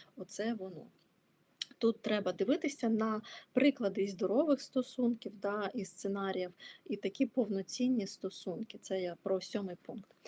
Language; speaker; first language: Ukrainian; non-native, local second language; Russian